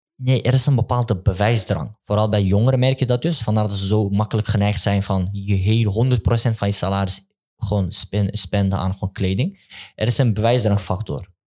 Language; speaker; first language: Dutch; early bilingual, other home language; Turkish